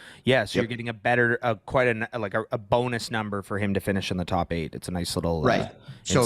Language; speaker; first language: English; native; English